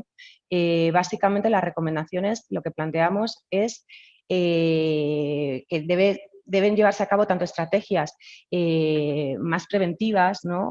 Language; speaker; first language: Spanish; native; Spanish